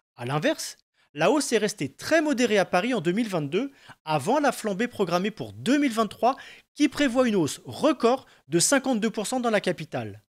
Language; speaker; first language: French; native; French